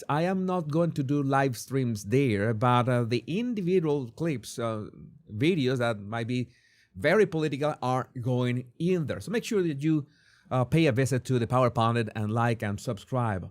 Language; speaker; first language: English; non-native, fluent; Spanish